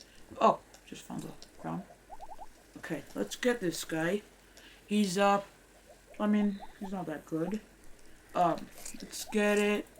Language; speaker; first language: English; native; English